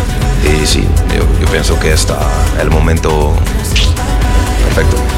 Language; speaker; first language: Spanish; non-native, learner; French